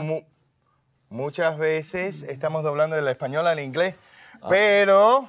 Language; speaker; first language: Spanish; early bilingual, heritage; Spanish